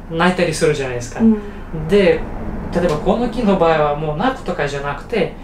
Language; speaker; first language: Japanese; non-native, fluent; Russian